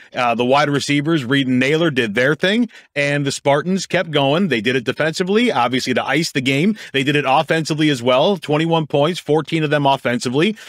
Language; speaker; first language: English; native; English